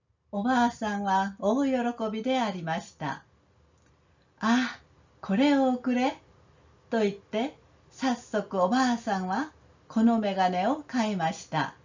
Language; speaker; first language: Japanese; non-native, fluent; Korean